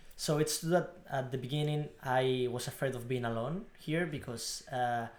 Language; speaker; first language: English; non-native, fluent; Spanish